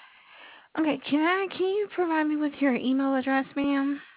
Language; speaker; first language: English; native; English